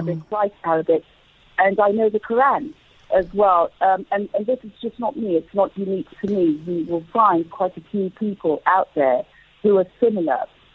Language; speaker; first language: English; non-native, local second language; Krio